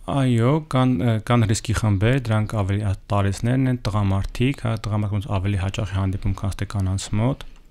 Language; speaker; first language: Armenian; native; Armenian